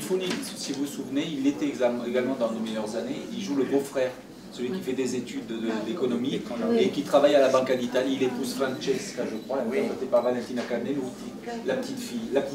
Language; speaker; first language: French; native; French